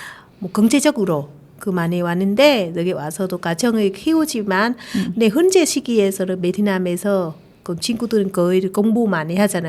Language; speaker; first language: Korean; non-native, learner; Vietnamese